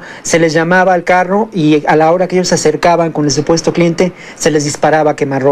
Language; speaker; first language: Spanish; native; Spanish